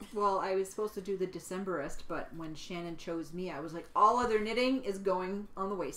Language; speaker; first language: English; native; English